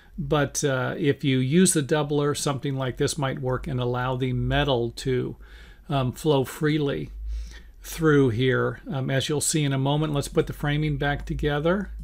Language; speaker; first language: English; native; English